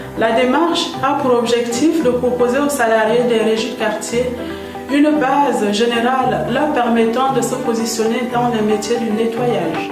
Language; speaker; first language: French; native; French